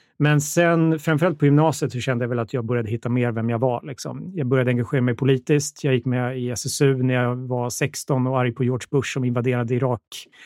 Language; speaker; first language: Swedish; native; Swedish